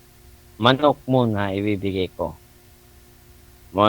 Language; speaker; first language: Filipino; non-native, local second language; Cebuano